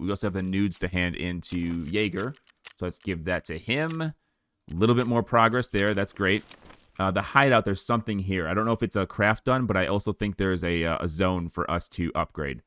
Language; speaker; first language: English; native; English